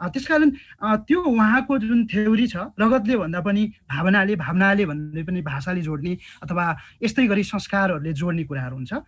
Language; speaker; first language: Nepali; non-native, local second language; Eastern Tamang